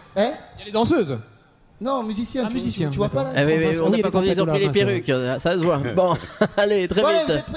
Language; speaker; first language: French; native; French